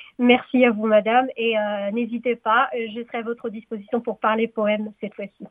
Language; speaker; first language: French; non-native, local second language; Arabic